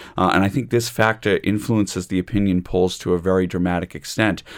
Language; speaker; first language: English; native; English